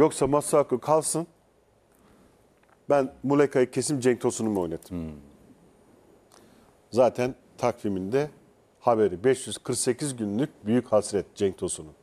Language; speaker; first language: Turkish; native; Turkish